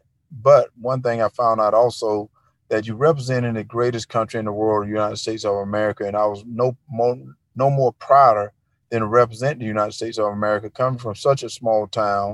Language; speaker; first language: English; native; English